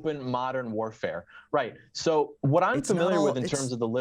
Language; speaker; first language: English; native; English